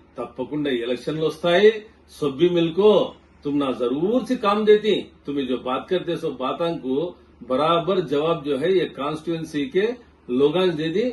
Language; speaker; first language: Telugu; non-native, local second language; Urdu